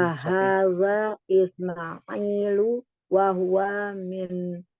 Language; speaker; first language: Arabic; non-native, learner; Indonesian